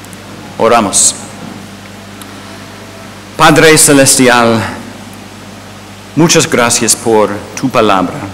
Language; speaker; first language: Spanish; non-native, fluent; English